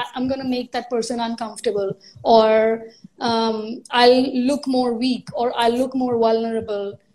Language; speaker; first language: English; non-native, local second language; Hindi